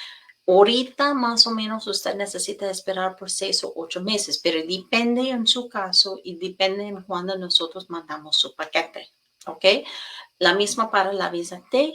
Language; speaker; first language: Spanish; non-native, fluent; English